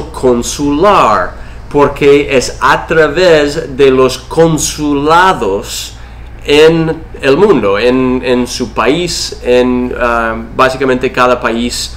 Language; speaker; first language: Spanish; non-native, fluent; English